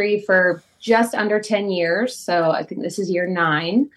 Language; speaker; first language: English; native; English